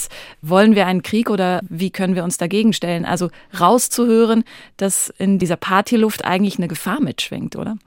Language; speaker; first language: German; native; German